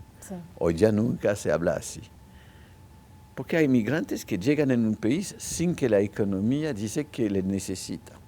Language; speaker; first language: Spanish; non-native, local second language; French